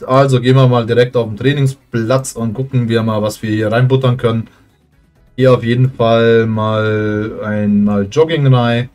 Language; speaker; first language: German; native; German